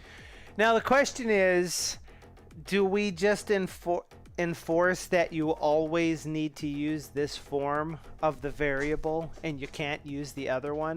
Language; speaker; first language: English; native; English